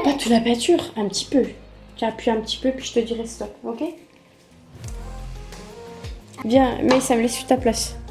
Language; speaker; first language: French; native; French